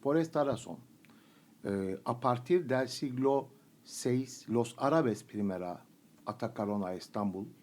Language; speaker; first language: Spanish; non-native, fluent; Turkish